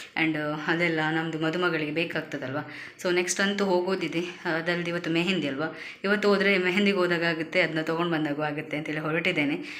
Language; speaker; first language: Kannada; native; Kannada